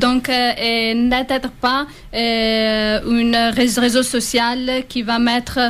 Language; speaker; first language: French; non-native, fluent; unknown